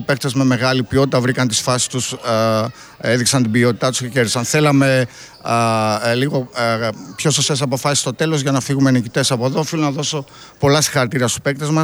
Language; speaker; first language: Greek; native; Greek